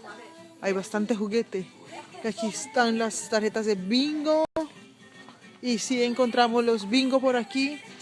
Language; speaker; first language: Spanish; non-native, fluent; Papiamento